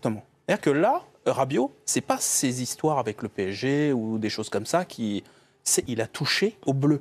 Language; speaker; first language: French; native; French